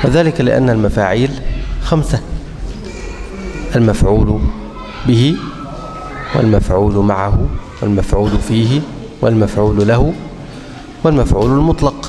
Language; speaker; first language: Arabic; native; Arabic